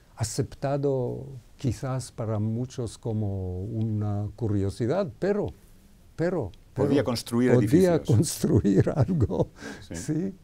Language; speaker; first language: Spanish; non-native, fluent; Hebrew